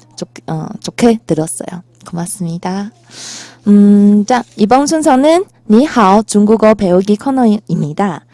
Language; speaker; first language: Korean; non-native, fluent; Chinese